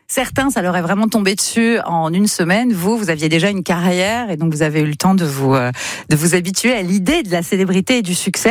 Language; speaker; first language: French; native; French